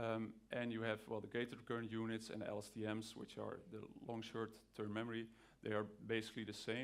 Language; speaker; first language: English; non-native, fluent; Dutch